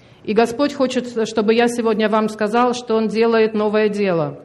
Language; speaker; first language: Russian; native; Russian